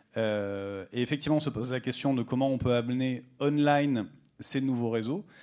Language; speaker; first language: French; native; French